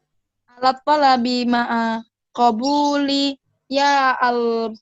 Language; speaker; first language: Arabic; non-native, learner; Indonesian